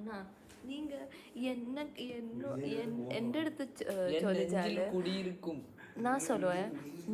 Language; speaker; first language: Tamil; non-native, learner; Malayalam